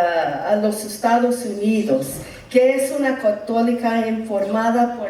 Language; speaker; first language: Spanish; early bilingual, heritage; English